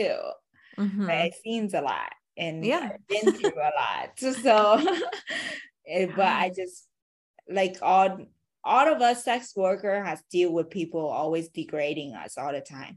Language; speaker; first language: English; non-native, fluent; Vietnamese